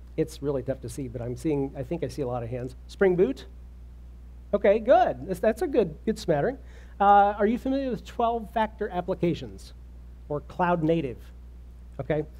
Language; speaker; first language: English; native; English